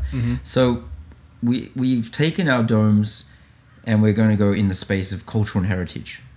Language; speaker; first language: English; native; English